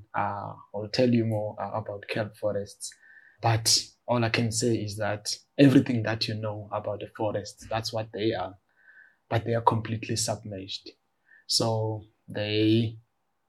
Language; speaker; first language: English; non-native, local second language; Xhosa